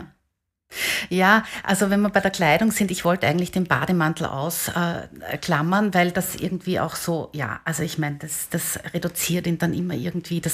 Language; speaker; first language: German; native; German